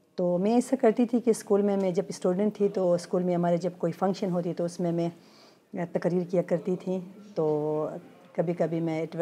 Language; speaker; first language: Urdu; non-native, local second language; Khowar